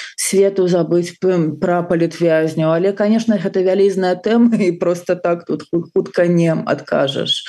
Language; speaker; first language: Belarusian; non-native, local second language; Russian